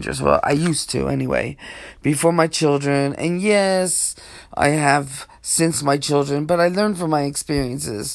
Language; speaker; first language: English; native; English